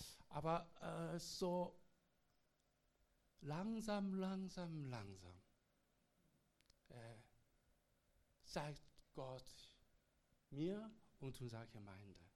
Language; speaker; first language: German; non-native, learner; Korean